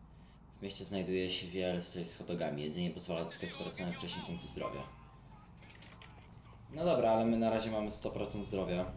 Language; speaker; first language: Polish; native; Polish